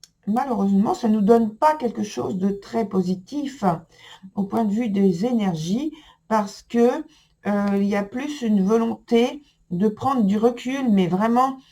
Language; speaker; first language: French; native; French